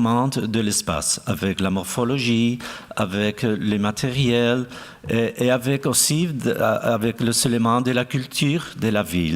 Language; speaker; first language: French; non-native, fluent; Spanish